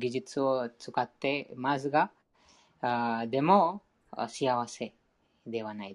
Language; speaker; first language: Japanese; non-native, fluent; Hindi